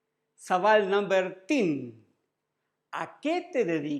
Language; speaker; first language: Spanish; non-native, learner; Urdu